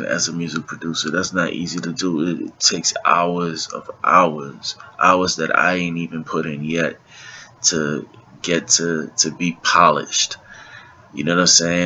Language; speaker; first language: English; native; English